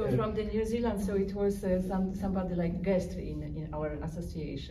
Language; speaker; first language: English; non-native, learner; Polish